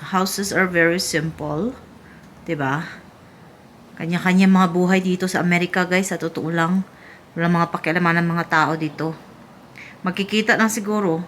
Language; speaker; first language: Filipino; non-native, local second language; Cebuano